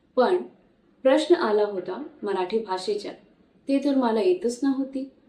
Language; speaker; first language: Marathi; non-native, fluent; Hindi